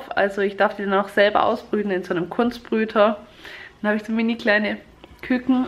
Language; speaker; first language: German; native; German